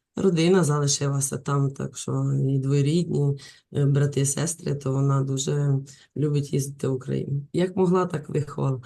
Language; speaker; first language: Ukrainian; native; Ukrainian